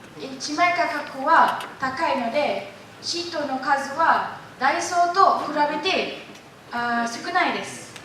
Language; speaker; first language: Japanese; non-native, learner; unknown